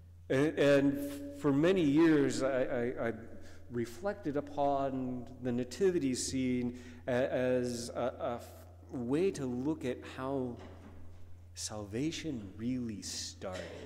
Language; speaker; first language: English; native; English